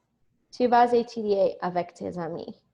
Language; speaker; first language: French; non-native, fluent; English